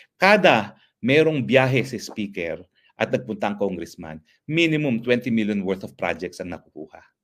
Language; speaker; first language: Filipino; native; Filipino